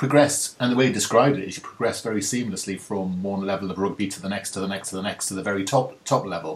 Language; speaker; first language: English; native; English